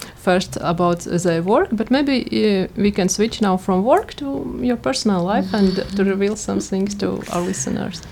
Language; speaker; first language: English; non-native, learner; Latvian